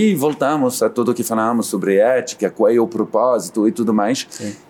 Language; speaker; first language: Portuguese; non-native, fluent; French